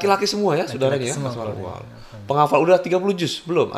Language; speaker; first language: Indonesian; native; Indonesian